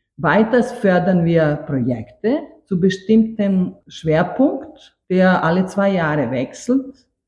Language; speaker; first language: German; non-native, fluent; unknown